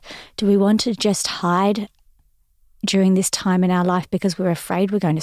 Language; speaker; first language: English; native; English